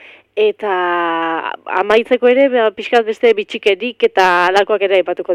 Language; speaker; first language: Basque; native; Basque